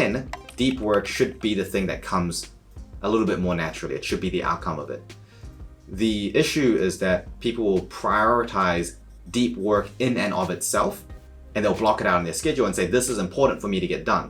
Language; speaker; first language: English; native; English